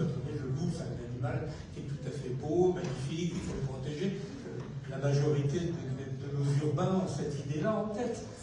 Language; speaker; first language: French; native; French